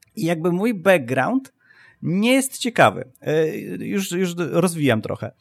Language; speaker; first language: Polish; native; Polish